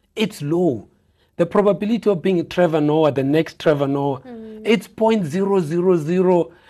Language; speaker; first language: English; non-native, local second language; Xhosa